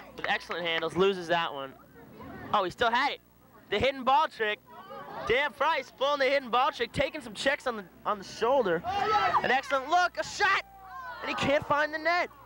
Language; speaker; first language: English; native; English